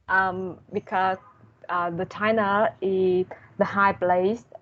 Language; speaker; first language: English; non-native, learner; Vietnamese